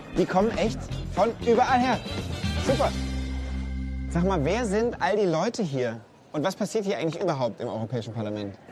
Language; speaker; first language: German; native; German